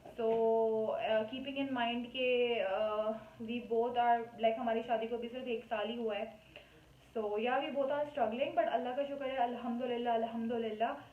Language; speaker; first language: Urdu; native; Urdu